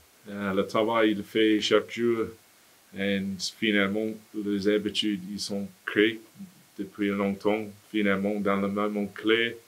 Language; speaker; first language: French; non-native, fluent; English